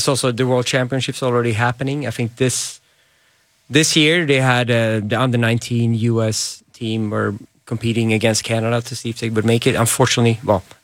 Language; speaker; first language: English; non-native, fluent; Swedish